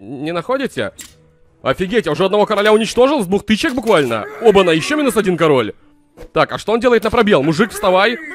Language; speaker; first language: Russian; native; Russian